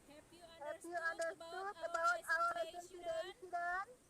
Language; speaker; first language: English; non-native, learner; Indonesian